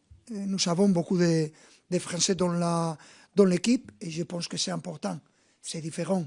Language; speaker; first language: French; non-native, fluent; Spanish